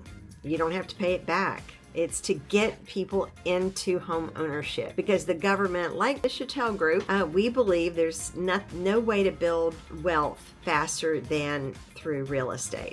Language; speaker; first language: English; native; English